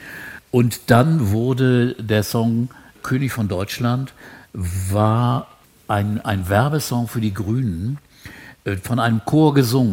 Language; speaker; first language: German; native; German